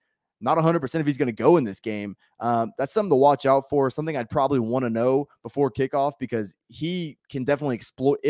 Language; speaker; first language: English; native; English